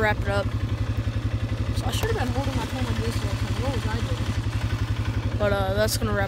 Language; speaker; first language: English; native; English